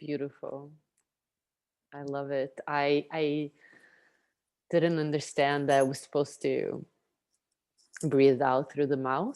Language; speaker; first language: English; non-native, fluent; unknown